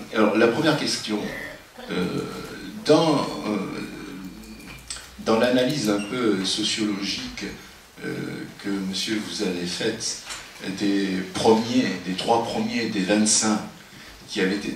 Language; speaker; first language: French; native; French